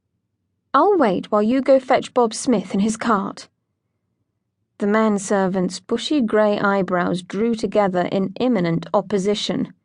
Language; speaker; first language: English; native; English